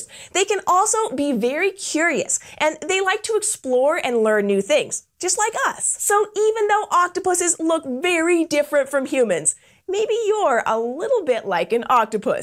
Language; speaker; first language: English; native; English